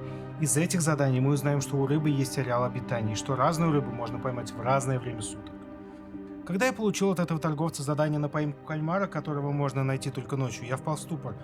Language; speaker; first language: Russian; native; Russian